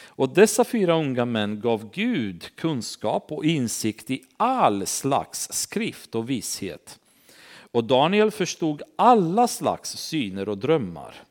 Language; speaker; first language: Swedish; non-native, fluent; Romanian